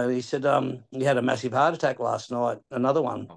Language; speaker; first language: English; native; English